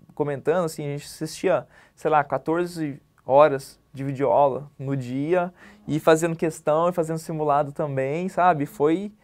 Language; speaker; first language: Portuguese; native; Portuguese